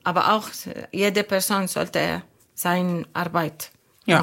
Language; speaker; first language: German; non-native, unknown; Arabic